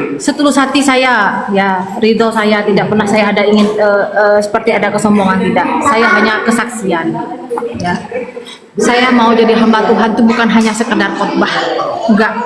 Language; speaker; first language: Indonesian; non-native, local second language; Madurese